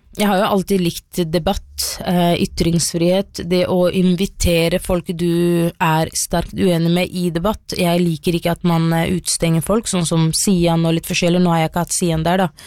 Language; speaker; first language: Norwegian; early bilingual, other home language; Somali